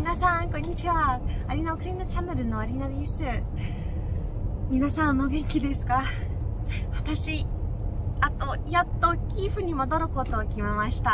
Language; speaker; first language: Japanese; non-native, fluent; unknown